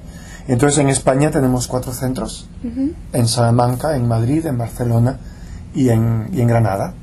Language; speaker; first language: Spanish; non-native, local second language; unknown